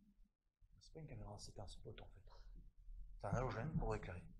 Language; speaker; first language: French; native; French